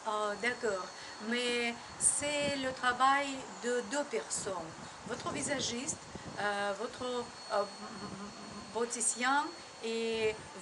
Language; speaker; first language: French; non-native, learner; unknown